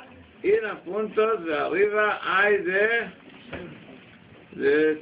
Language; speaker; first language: Spanish; non-native, learner; Hebrew